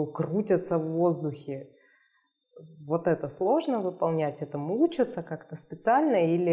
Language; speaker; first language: Russian; native; Russian